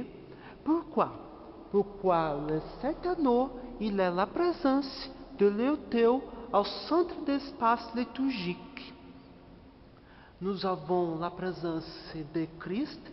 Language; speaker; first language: French; non-native, learner; Portuguese